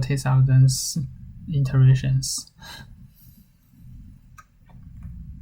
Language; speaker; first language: English; non-native, learner; Chinese